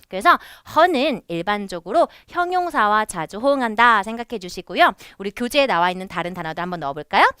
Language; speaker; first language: Korean; native; Korean